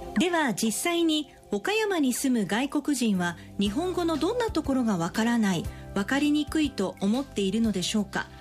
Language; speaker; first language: Japanese; native; Japanese